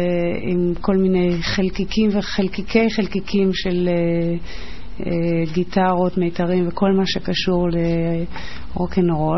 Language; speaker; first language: Hebrew; native; Hebrew